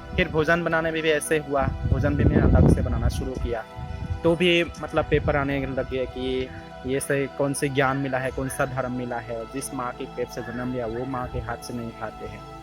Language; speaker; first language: Hindi; non-native, local second language; Assamese